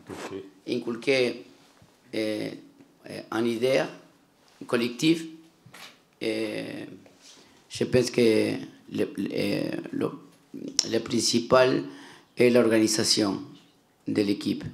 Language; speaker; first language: French; non-native, learner; Spanish